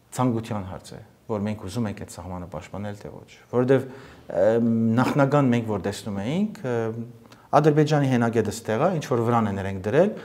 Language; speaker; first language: Armenian; early bilingual, heritage; Armenian